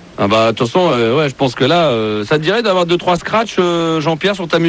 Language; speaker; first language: French; native; French